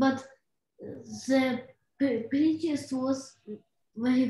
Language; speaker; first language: English; non-native, learner; Russian